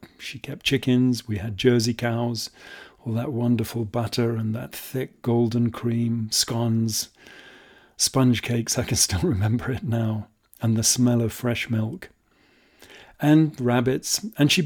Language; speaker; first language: English; native; English